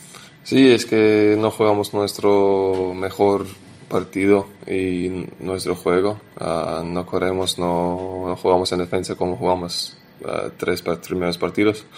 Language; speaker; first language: Spanish; non-native, learner; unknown